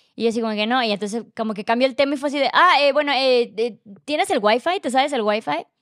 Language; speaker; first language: Spanish; native; Spanish